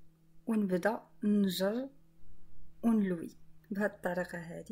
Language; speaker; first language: Arabic; native; Arabic